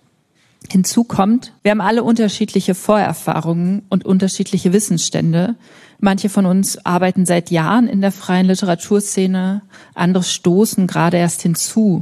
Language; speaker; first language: German; native; German